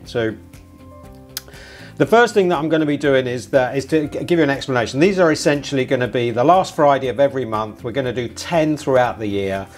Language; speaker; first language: English; native; English